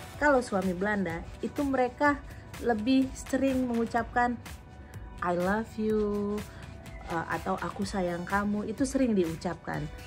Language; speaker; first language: Indonesian; native; Indonesian